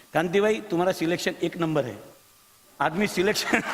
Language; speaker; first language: Hindi; non-native, local second language; Marathi